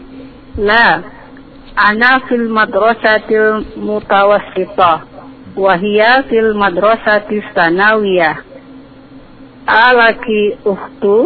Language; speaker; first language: Arabic; non-native, learner; Indonesian